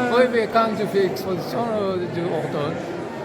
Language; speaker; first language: French; non-native, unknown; Japanese